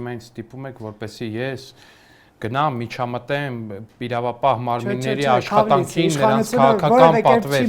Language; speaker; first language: Armenian; native; Armenian